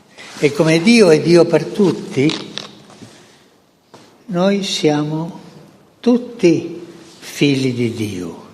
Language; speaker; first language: Italian; non-native, fluent; Spanish